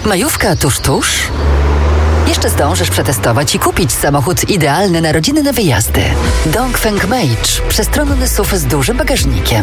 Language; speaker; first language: Polish; native; Polish